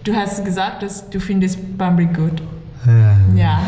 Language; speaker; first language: German; non-native, learner; English